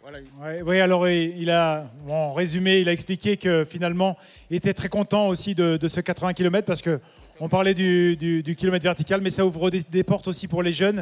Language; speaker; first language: French; native; French